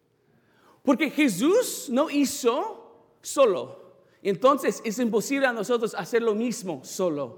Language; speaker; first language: Spanish; non-native, fluent; English